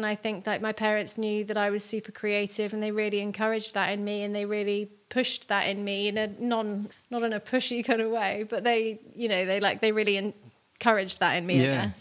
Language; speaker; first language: English; native; English